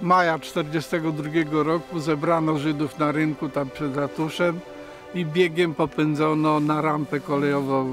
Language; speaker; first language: Polish; native; Polish